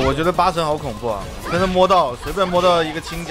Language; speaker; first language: Chinese; native; Chinese